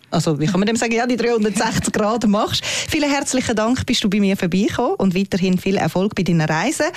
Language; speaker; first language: German; native; German